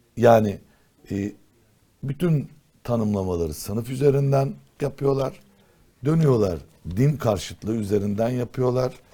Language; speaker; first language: Turkish; non-native, local second language; Kurdish